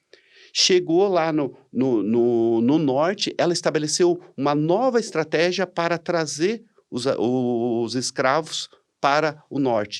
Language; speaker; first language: Portuguese; native; Portuguese